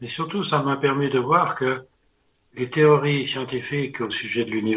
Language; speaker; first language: French; native; French